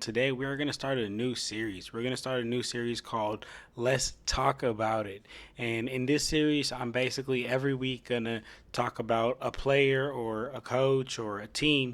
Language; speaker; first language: English; native; English